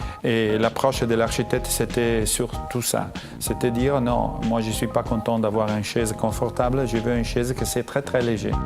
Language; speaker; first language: French; non-native, fluent; Italian